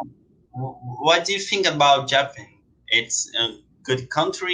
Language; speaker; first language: English; non-native, learner; Portuguese